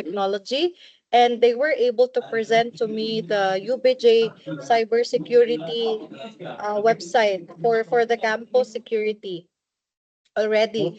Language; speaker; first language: English; non-native, local second language; Cebuano